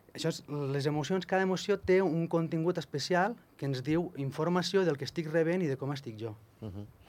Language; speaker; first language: Catalan; native; Catalan